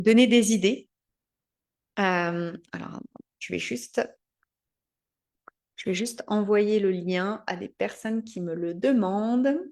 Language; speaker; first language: French; native; French